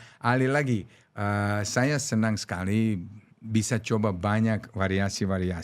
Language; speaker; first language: Indonesian; non-native, fluent; Serbian